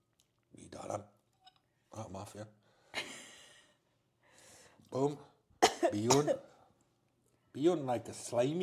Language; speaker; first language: Indonesian; non-native, learner; French